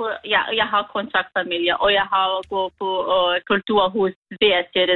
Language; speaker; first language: Danish; non-native, learner; Kurdish